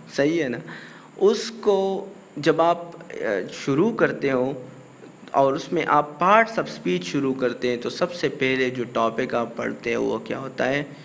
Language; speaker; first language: Urdu; non-native, local second language; Pashto